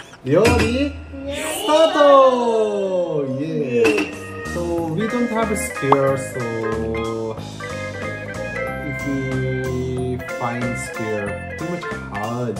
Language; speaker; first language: English; non-native, local second language; Filipino